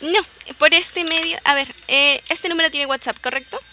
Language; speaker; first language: Spanish; native; Spanish